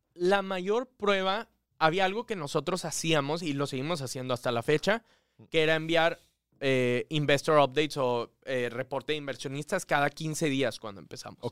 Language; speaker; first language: Spanish; native; Spanish